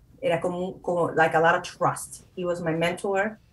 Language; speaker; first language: English; non-native, fluent; Spanish